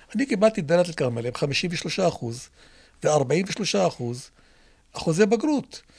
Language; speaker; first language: Hebrew; non-native, local second language; Arabic